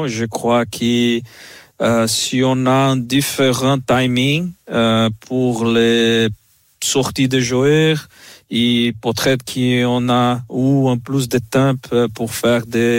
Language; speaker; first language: French; non-native, fluent; Portuguese